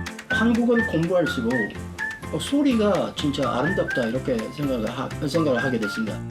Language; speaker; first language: Korean; non-native, fluent; Japanese